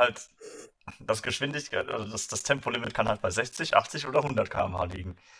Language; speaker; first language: German; native; German